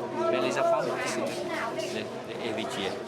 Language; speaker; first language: French; non-native, fluent; Vietnamese